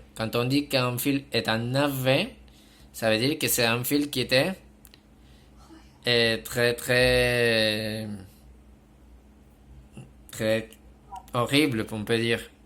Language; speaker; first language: French; non-native, fluent; Spanish